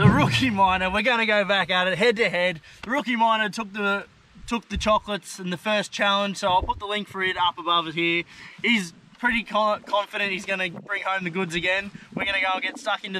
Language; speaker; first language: English; native; English